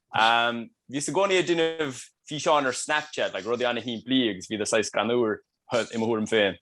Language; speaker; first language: Irish; native; Irish